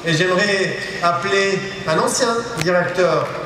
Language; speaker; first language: French; non-native, local second language; Arabic